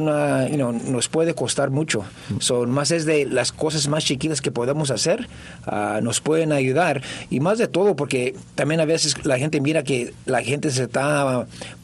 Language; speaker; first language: Spanish; early bilingual, heritage; Spanish